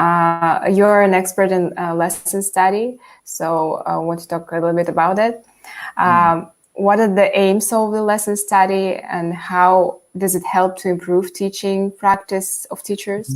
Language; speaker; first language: English; non-native, fluent; Russian